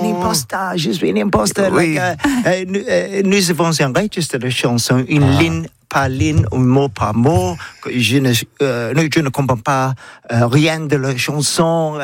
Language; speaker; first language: French; non-native, learner; English